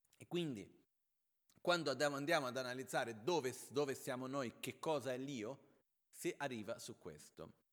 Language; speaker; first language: Italian; non-native, fluent; Portuguese